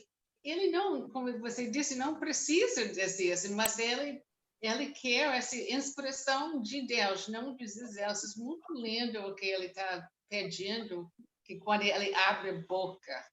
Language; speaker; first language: Portuguese; non-native, learner; English